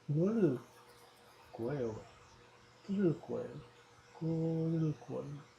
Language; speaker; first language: Korean; non-native, learner; Dutch